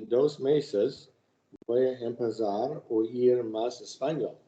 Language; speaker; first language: Spanish; non-native, learner; English